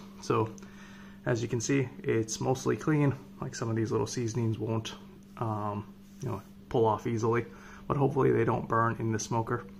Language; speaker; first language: English; native; English